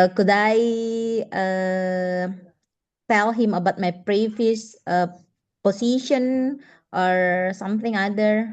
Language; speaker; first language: English; non-native, learner; Indonesian